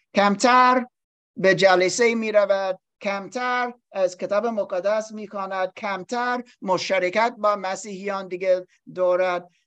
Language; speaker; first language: Persian; non-native, learner; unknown